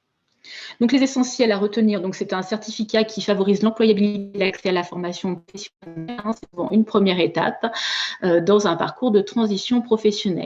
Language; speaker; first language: French; native; French